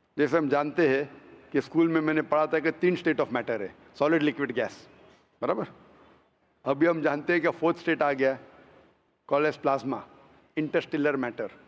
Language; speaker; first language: Hindi; non-native, local second language; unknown